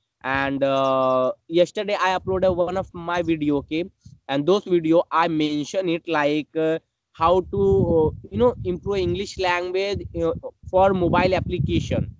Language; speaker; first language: English; non-native, learner; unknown